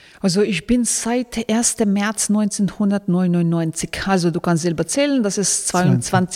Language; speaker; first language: German; non-native, fluent; Russian